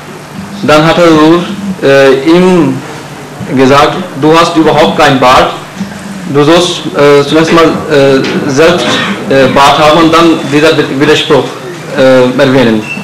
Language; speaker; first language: German; non-native, fluent; Urdu